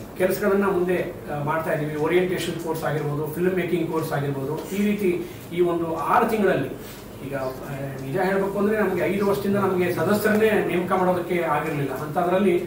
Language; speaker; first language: Kannada; native; Kannada